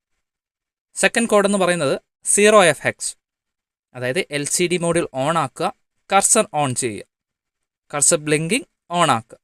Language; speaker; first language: Malayalam; native; Malayalam